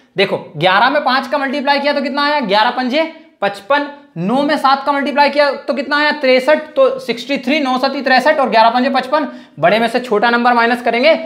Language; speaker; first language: Hindi; native; Hindi